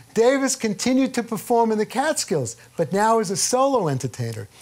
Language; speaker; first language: English; native; English